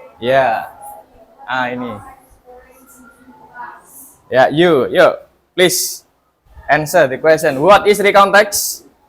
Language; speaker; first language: English; non-native, fluent; Indonesian